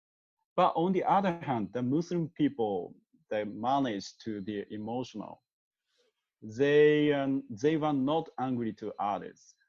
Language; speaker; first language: English; non-native, learner; Japanese